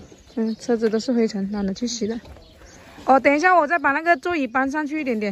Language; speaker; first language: Chinese; native; Chinese